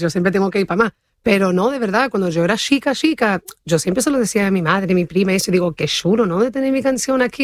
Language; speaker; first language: Spanish; early bilingual, heritage; Spanish